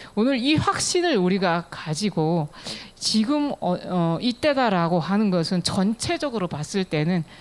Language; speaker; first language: Korean; native; Korean